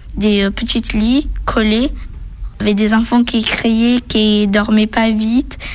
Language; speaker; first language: French; early bilingual, other home language; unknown